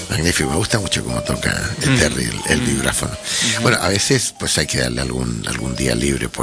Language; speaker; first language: Spanish; native; Spanish